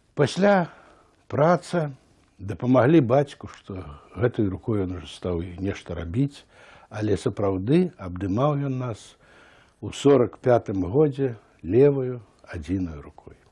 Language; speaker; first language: Belarusian; native; Belarusian